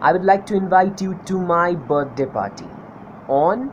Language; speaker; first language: English; non-native, local second language; Bangla